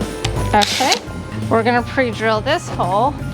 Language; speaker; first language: English; native; English